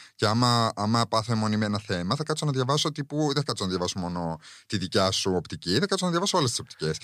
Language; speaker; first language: Greek; early bilingual, heritage; Greek